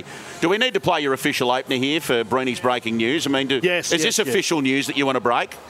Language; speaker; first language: English; native; English